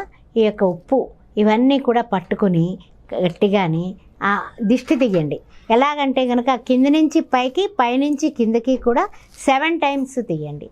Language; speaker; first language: Telugu; native; Telugu